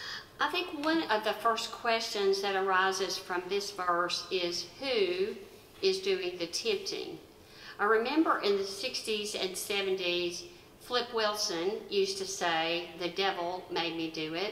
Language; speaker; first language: English; native; English